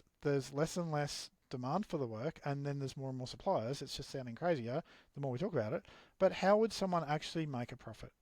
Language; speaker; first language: English; native; English